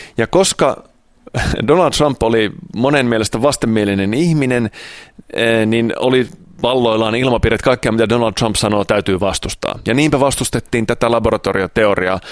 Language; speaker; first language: Finnish; early bilingual, other home language; Italian